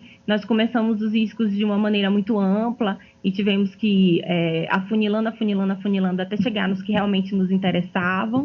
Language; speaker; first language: Portuguese; native; Portuguese